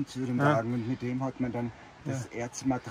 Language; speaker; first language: German; native; German